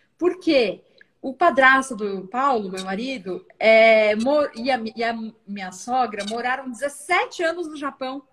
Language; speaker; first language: Portuguese; native; Portuguese